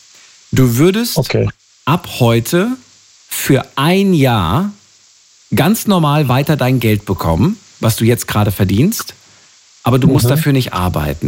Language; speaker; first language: German; native; German